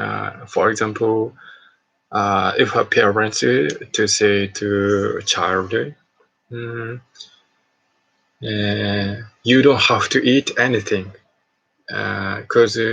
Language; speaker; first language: English; non-native, learner; Japanese